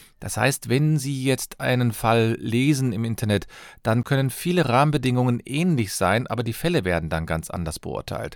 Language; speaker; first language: German; native; German